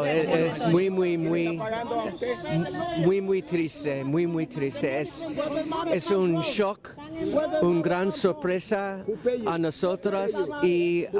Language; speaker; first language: Spanish; non-native, learner; English